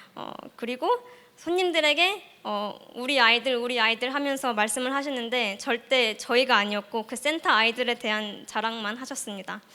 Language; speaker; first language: Korean; early bilingual, heritage; Korean